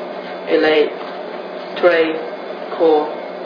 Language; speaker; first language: French; non-native, learner; English